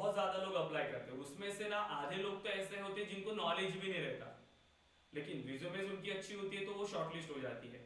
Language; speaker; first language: Hindi; native; Hindi